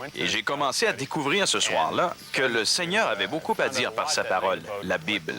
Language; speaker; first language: French; native; French